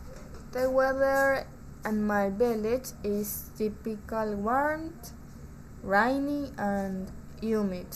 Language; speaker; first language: English; non-native, learner; Spanish